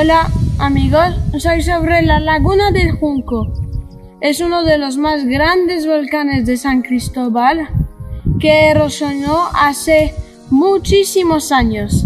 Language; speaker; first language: Spanish; non-native, fluent; French